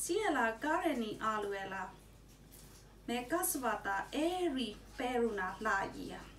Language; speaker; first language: Finnish; non-native, learner; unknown